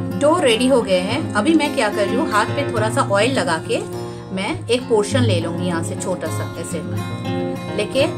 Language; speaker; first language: Hindi; non-native, local second language; Bangla